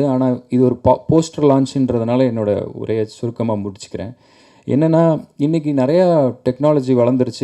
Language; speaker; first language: Tamil; native; Tamil